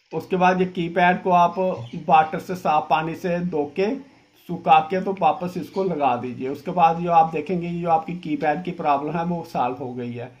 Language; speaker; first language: Hindi; non-native, local second language; Dogri